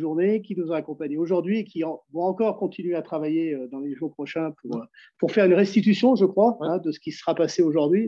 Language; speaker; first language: French; native; French